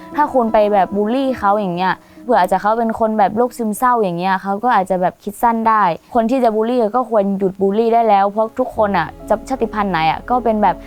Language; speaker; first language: Thai; non-native, local second language; Hmong